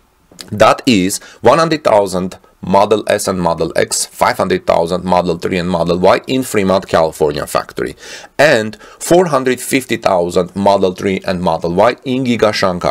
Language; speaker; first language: English; non-native, fluent; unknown